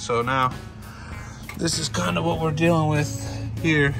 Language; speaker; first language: English; native; English